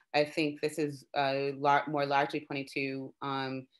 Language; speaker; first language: English; native; English